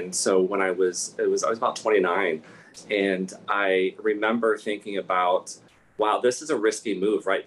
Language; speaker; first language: English; native; English